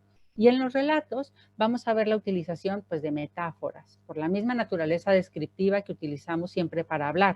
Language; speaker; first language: Spanish; native; Spanish